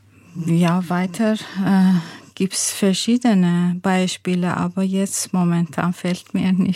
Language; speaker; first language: German; non-native, learner; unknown